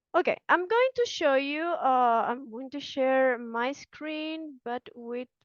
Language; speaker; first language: English; non-native, fluent; Spanish